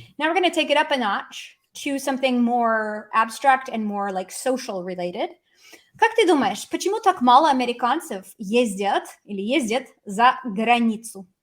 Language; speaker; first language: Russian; non-native, fluent; English